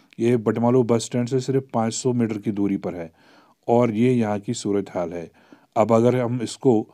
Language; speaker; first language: Urdu; non-native, local second language; Kashmiri